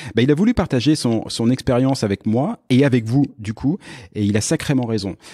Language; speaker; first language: French; native; French